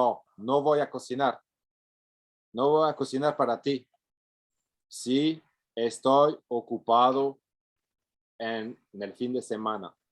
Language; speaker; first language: Spanish; non-native, fluent; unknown